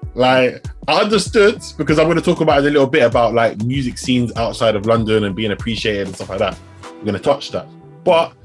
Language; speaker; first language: English; native; English